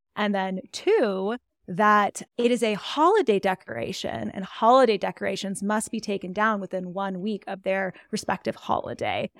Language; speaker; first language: English; native; English